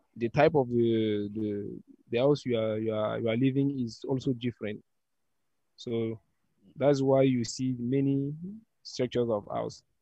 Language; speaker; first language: English; non-native, learner; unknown